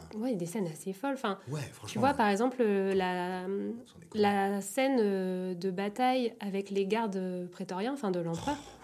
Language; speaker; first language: French; native; French